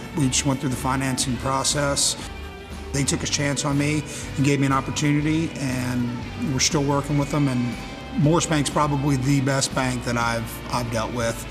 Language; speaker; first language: English; native; English